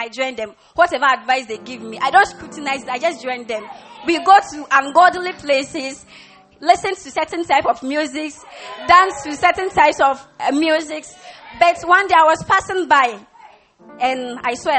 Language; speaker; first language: English; non-native, local second language; Ewe